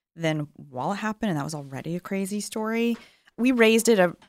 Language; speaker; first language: English; native; English